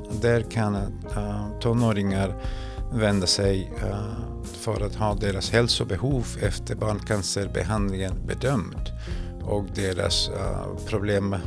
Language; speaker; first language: Swedish; non-native, fluent; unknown